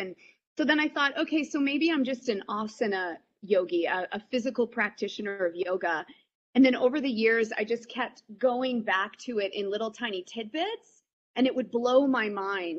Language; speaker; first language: English; native; English